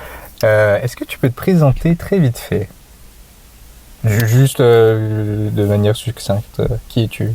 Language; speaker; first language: French; native; French